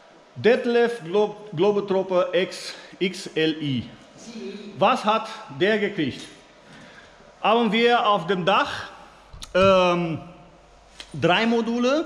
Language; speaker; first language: German; non-native, fluent; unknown